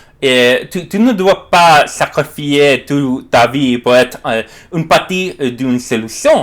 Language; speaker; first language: French; non-native, learner; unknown